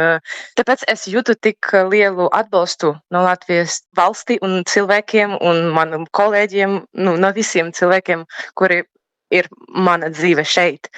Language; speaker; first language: Latvian; non-native, learner; Ukrainian